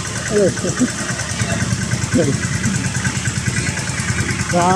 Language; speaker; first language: German; non-native, learner; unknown